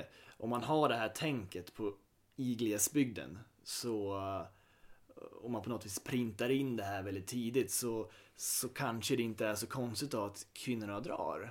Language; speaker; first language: Swedish; native; Swedish